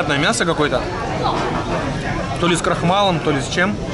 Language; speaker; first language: Russian; native; Russian